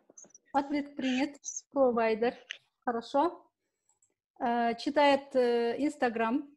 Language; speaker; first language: Russian; non-native, local second language; Kyrgyz